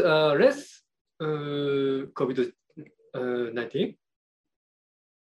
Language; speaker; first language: English; non-native, learner; Japanese